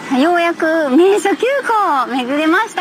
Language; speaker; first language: Japanese; native; Japanese